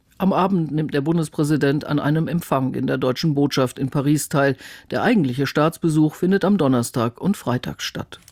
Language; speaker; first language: German; native; German